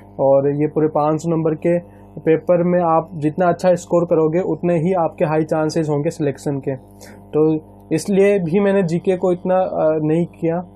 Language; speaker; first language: Hindi; native; Hindi